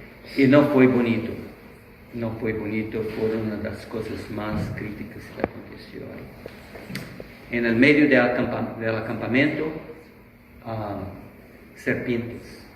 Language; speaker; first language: Spanish; non-native, fluent; Portuguese